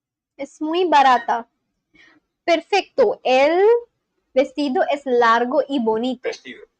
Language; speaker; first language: Spanish; non-native, learner; Bangla